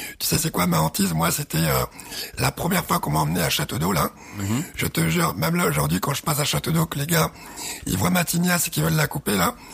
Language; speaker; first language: French; early bilingual, other home language; Arabic